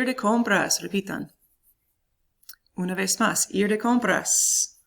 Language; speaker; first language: Spanish; non-native, fluent; English